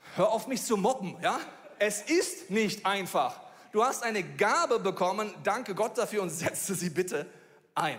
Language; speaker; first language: German; native; German